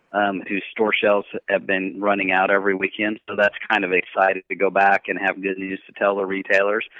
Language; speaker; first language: English; native; English